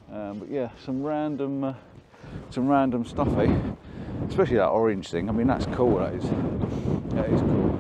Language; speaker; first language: English; native; English